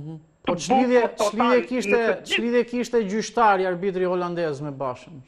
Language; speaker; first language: Albanian; native; Albanian